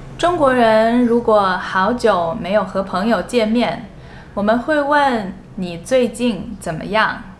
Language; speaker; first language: Chinese; native; Chinese